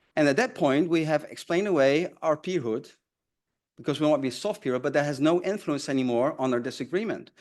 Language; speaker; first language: English; non-native, fluent; Dutch